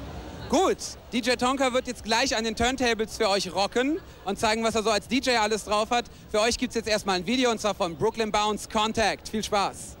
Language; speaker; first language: German; native; German